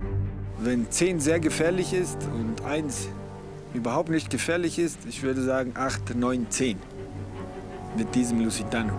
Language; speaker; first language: German; non-native, fluent; Spanish